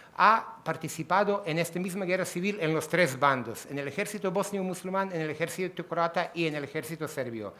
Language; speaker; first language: Spanish; native; Spanish